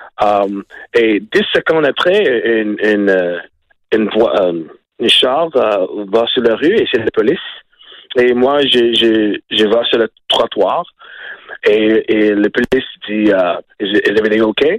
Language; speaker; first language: French; non-native, learner; English